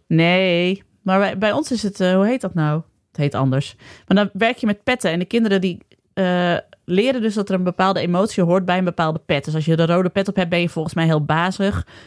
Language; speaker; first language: Dutch; native; Dutch